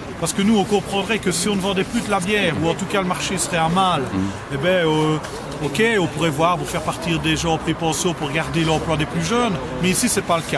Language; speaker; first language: French; native; French